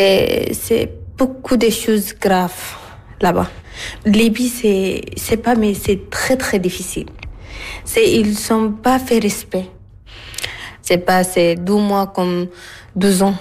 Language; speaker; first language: French; non-native, learner; Arabic